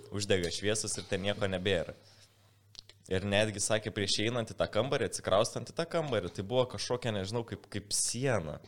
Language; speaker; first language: Lithuanian; native; Lithuanian